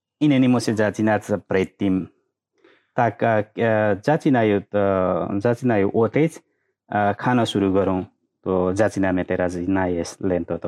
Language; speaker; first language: Slovak; non-native, learner; Nepali